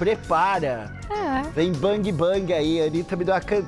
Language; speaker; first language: Portuguese; native; Portuguese